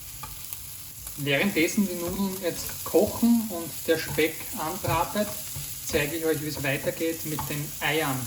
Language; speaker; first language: German; native; German